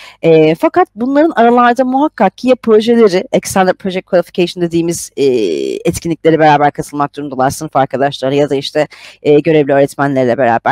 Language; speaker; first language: Turkish; native; Turkish